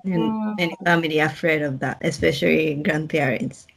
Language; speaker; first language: English; non-native, learner; Japanese